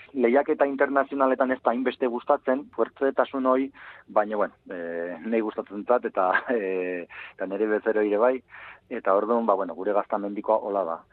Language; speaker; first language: Basque; native; Basque